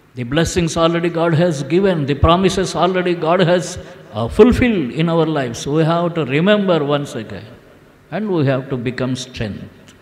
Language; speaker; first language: English; non-native, local second language; Telugu